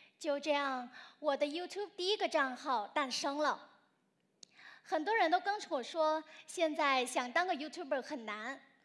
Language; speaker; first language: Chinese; non-native, fluent; Vietnamese